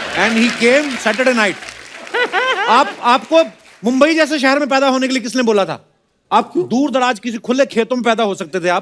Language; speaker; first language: Hindi; non-native, local second language; Punjabi